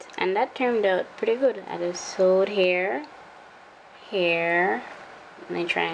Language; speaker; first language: English; native; English